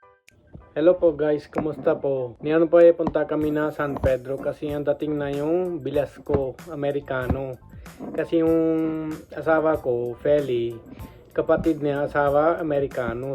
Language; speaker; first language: Filipino; non-native, learner; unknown